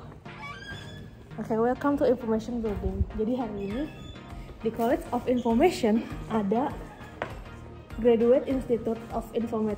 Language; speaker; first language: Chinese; non-native, fluent; Indonesian